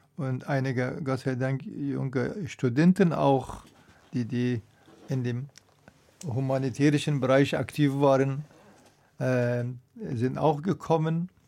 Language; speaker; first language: German; non-native, fluent; Persian